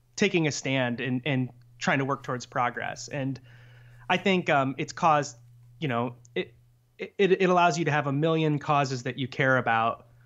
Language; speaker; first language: English; native; English